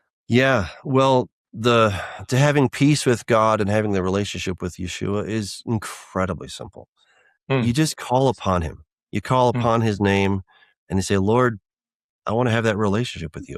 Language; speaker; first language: English; native; English